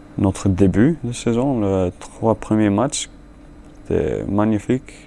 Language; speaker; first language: French; non-native, learner; Icelandic